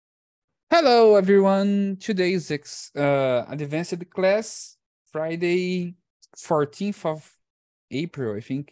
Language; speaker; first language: English; non-native, fluent; Portuguese